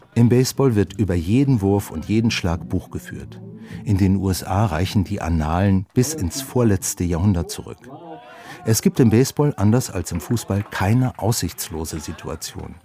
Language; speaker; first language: German; native; German